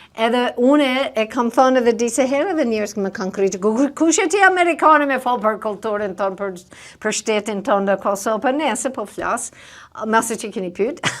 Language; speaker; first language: Albanian; non-native, fluent; English